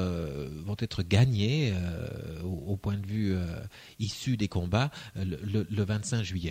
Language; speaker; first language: French; native; French